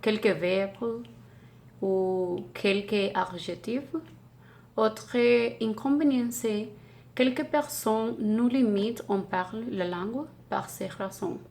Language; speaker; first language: French; non-native, learner; Spanish